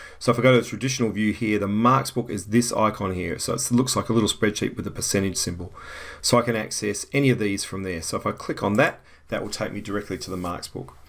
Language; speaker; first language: English; native; English